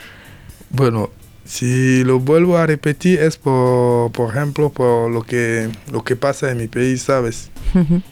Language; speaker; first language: Spanish; non-native, learner; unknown